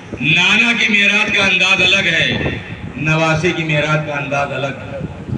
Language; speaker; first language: Urdu; native; Urdu